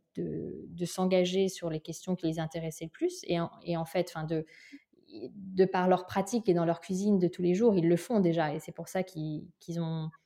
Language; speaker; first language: French; native; French